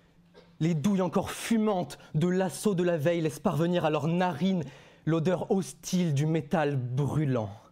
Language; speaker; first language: French; native; French